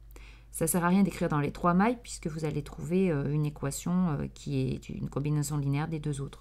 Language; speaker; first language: French; native; French